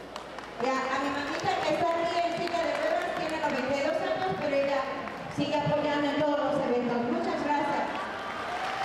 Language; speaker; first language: Spanish; native; Spanish